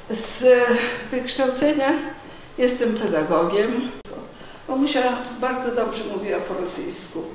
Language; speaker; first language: Polish; early bilingual, heritage; Polish